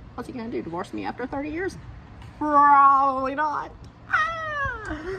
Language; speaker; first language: English; native; English